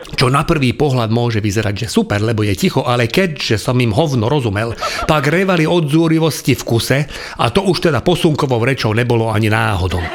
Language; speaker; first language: Slovak; non-native, local second language; Hungarian